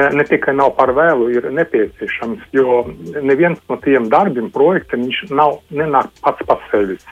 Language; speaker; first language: Latvian; non-native, local second language; Russian